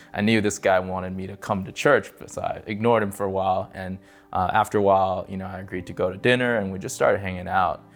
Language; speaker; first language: English; native; English